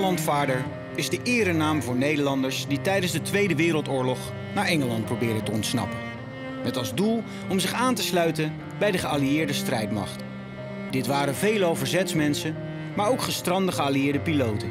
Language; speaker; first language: Dutch; native; Dutch